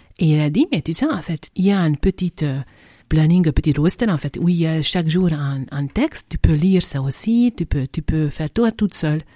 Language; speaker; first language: French; non-native, fluent; Hungarian